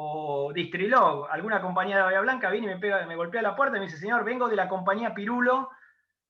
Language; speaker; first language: Spanish; native; Spanish